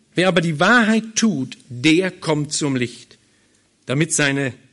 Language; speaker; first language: German; native; German